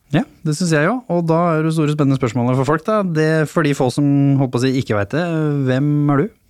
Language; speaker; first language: Norwegian; native; Norwegian